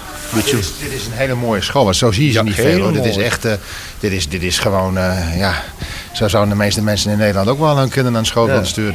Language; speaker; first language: Dutch; native; Dutch